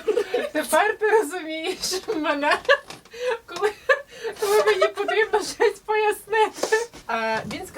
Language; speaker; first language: Ukrainian; native; Ukrainian